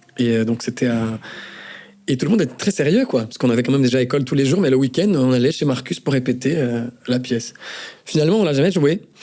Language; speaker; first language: French; non-native, fluent; Portuguese